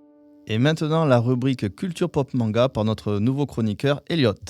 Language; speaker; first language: French; native; French